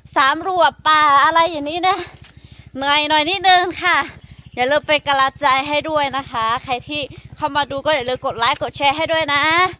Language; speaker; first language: Thai; non-native, local second language; Lahu